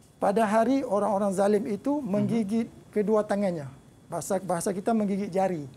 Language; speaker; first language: Malay; native; Malay